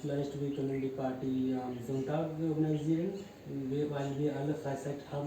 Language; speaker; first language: German; non-native, learner; Hindi